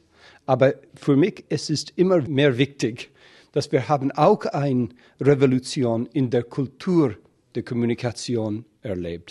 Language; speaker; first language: German; non-native, fluent; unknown